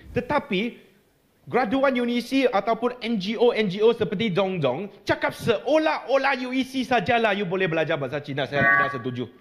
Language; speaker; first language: Malay; non-native, local second language; Chinese